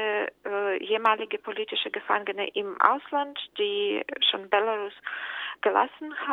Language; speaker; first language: German; non-native, fluent; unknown